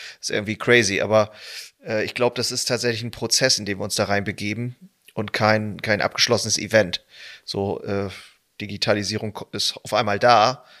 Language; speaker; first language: German; native; German